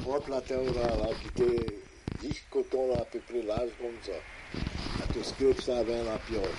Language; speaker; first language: French; native; French